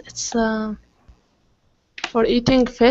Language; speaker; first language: English; non-native, learner; Arabic